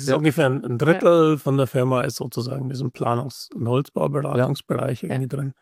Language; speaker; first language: German; native; German